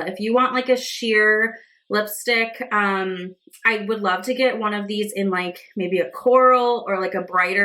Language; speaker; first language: English; native; English